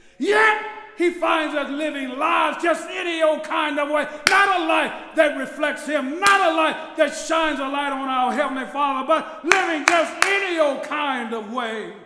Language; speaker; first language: English; native; English